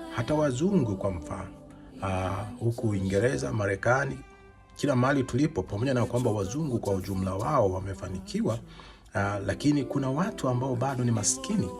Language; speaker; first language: Swahili; native; Swahili